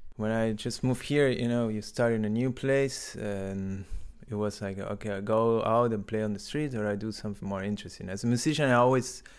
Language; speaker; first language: English; non-native, learner; Spanish